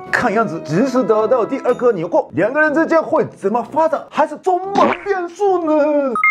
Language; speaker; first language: Chinese; non-native, fluent; Japanese